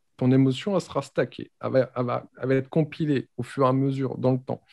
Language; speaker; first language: French; native; French